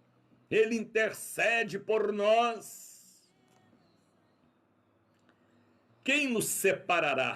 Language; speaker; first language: Portuguese; native; Portuguese